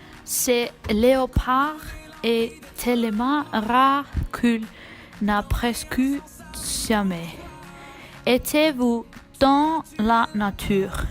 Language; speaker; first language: French; non-native, learner; Icelandic